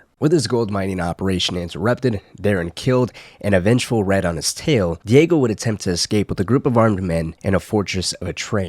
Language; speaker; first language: English; native; English